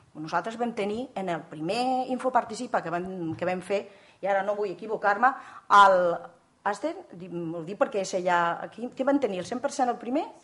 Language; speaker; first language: Catalan; native; Catalan